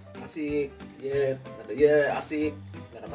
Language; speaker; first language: Japanese; non-native, fluent; Indonesian